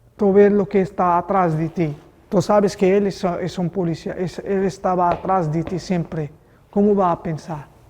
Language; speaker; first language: Spanish; non-native, learner; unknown